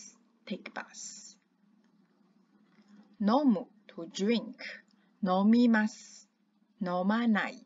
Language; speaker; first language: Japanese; non-native, fluent; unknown